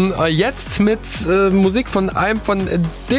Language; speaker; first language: German; native; German